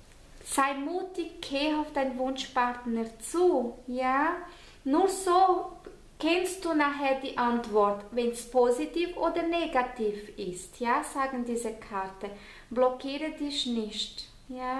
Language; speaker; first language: German; non-native, fluent; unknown